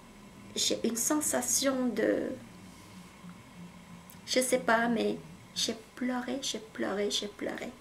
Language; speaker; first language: French; non-native, fluent; Khmer